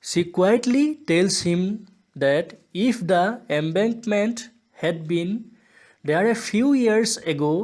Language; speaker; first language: English; non-native, local second language; Assamese